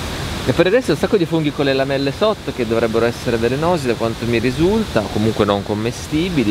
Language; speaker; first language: Italian; native; Italian